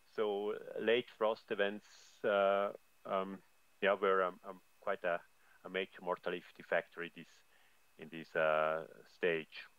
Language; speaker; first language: English; non-native, fluent; German